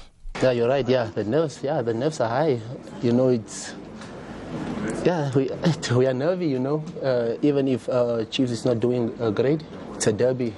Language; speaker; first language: English; non-native, local second language; Zulu